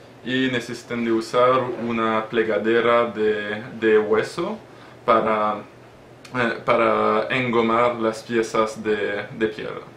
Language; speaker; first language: Spanish; non-native, learner; French